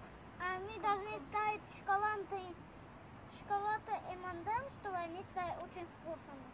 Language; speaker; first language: Russian; early bilingual, other home language; Tajik